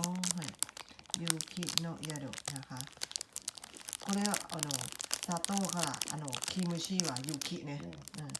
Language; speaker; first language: Japanese; non-native, learner; Thai